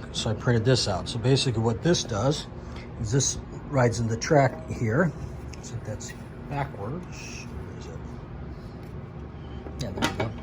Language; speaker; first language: English; native; English